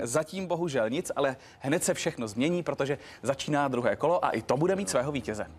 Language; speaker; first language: Czech; native; Czech